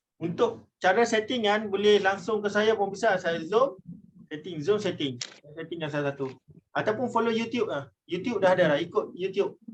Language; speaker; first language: Malay; native; Malay